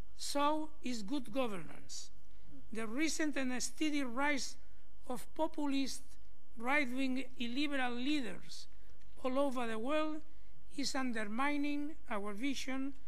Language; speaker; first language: English; non-native, fluent; Spanish